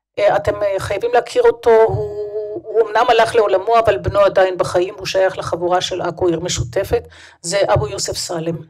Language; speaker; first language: Hebrew; native; Hebrew